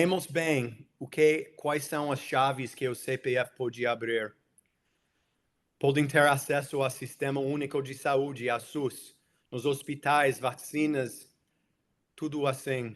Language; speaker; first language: Portuguese; non-native, fluent; English